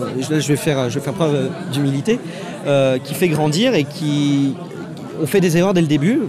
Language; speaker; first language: French; native; French